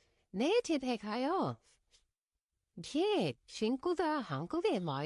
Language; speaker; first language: Korean; non-native, fluent; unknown